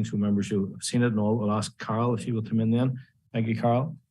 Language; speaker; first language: English; native; English